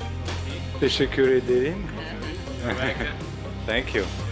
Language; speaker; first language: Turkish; non-native, learner; Russian